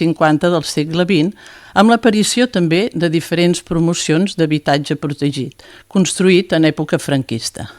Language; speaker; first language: Catalan; native; Catalan